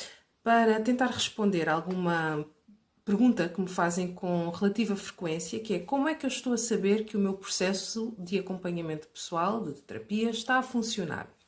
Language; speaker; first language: Portuguese; native; Portuguese